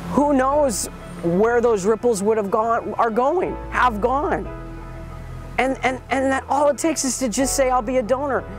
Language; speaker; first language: English; native; English